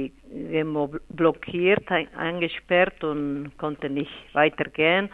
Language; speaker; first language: German; non-native, fluent; Spanish